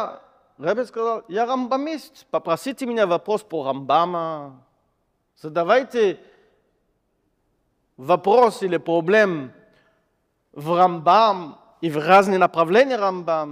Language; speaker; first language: Russian; non-native, fluent; French